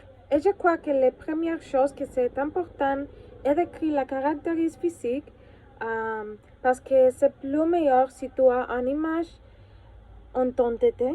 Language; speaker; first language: French; non-native, learner; Spanish